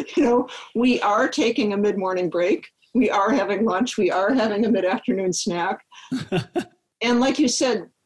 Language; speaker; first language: English; native; English